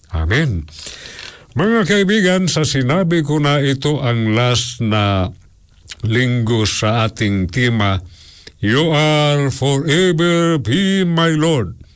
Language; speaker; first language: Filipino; non-native, local second language; Cebuano